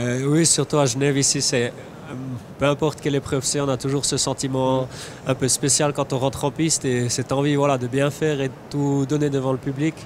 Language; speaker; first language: French; native; French